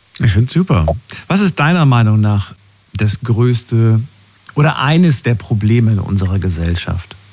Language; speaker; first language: German; native; German